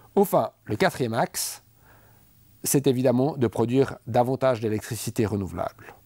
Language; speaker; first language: French; native; French